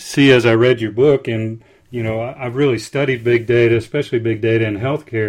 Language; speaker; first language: English; native; English